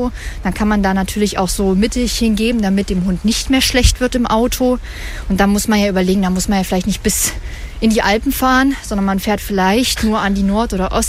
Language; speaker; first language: German; native; German